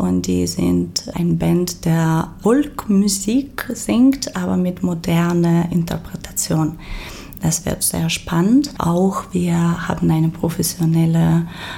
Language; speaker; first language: German; non-native, fluent; Ukrainian